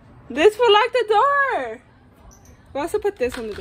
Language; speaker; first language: English; early bilingual, other home language; Spanish